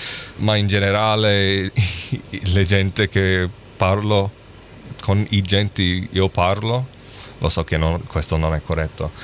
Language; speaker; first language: Italian; non-native, learner; English